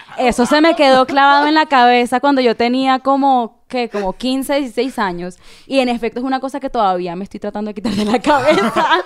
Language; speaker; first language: Spanish; native; Spanish